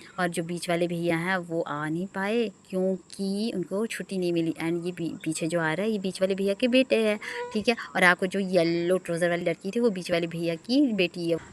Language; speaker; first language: Hindi; non-native, local second language; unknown